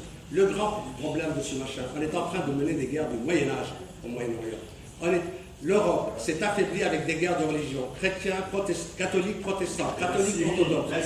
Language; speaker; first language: French; native; French